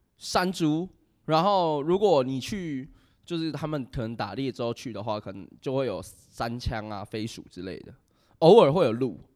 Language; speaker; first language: Chinese; native; Chinese